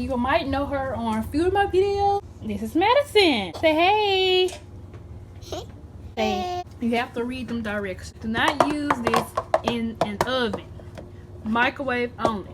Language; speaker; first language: English; native; English